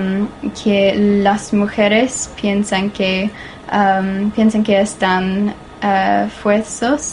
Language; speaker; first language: Spanish; non-native, learner; English